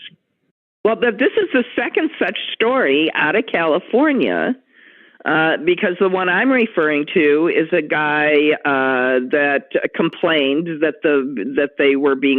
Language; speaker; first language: English; native; English